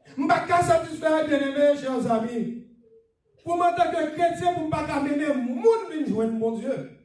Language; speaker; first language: French; non-native, learner; English